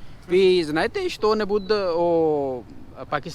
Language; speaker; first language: Russian; non-native, learner; Urdu